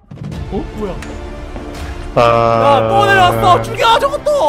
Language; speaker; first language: Korean; native; Korean